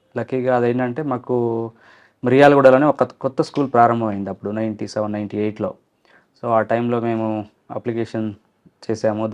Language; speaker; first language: Telugu; non-native, local second language; Lambadi